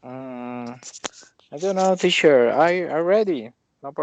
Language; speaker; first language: English; non-native, learner; Spanish